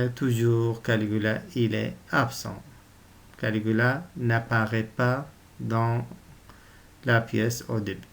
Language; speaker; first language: French; non-native, local second language; Arabic